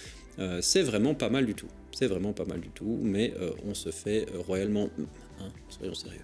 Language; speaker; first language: French; native; French